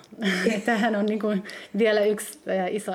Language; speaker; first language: Finnish; early bilingual, heritage; Hebrew